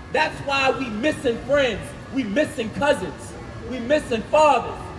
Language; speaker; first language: English; native; English